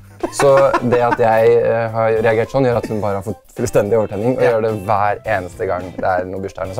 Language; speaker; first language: Norwegian; native; Norwegian